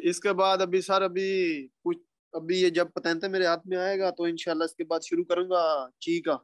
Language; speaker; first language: Urdu; non-native, local second language; Punjabi